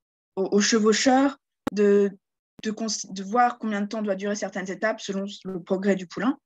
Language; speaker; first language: French; native; French